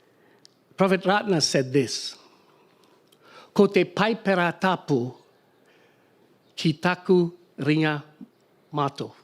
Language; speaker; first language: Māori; non-native, learner; Tamil